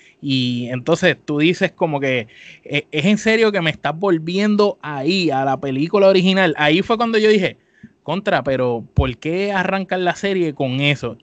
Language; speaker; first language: Spanish; native; Spanish